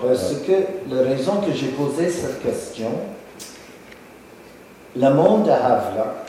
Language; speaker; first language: French; non-native, local second language; English